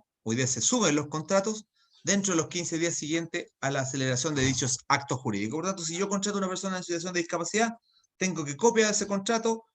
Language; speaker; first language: Spanish; native; Spanish